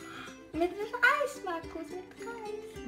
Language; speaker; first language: German; non-native, learner; Indonesian